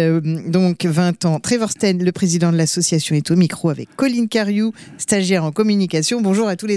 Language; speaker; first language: French; native; French